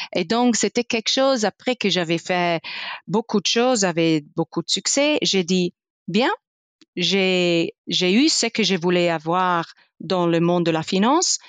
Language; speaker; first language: French; non-native, fluent; Italian